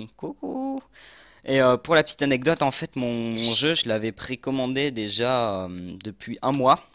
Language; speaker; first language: French; native; French